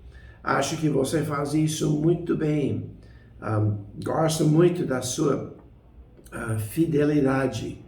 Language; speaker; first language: Portuguese; non-native, fluent; English